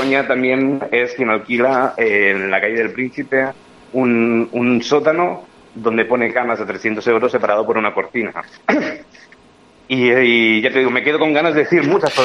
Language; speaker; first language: Spanish; native; Spanish